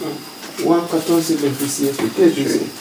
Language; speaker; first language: Spanish; non-native, learner; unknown